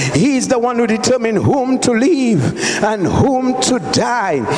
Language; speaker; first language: English; non-native, local second language; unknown